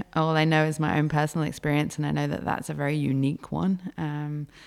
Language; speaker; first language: English; native; English